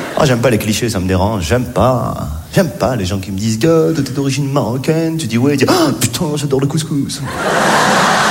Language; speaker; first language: French; native; French